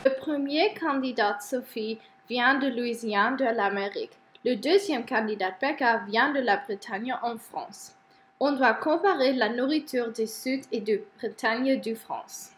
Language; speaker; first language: French; non-native, learner; English